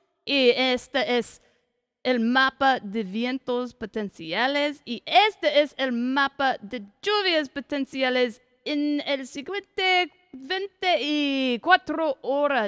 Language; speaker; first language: Spanish; non-native, learner; English